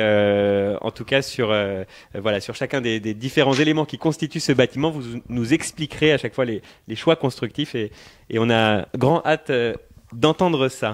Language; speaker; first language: French; native; French